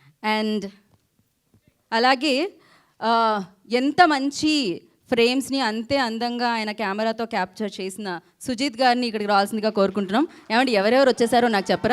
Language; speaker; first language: Telugu; native; Telugu